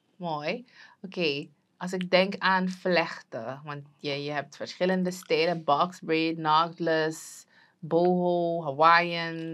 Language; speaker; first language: Dutch; native; Dutch